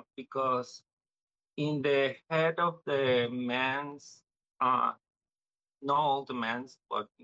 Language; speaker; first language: English; non-native, learner; Spanish